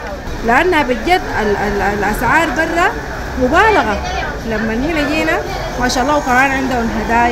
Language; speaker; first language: Arabic; native; Arabic